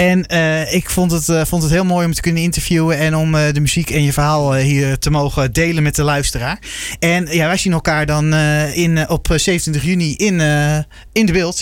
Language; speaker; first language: Dutch; native; Dutch